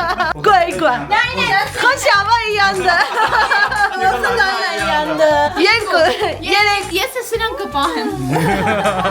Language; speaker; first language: Chinese; non-native, learner; Armenian